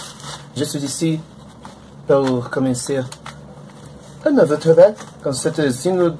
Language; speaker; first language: French; non-native, learner; Portuguese